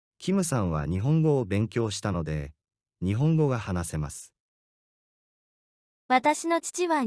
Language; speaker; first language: Japanese; non-native, fluent; Korean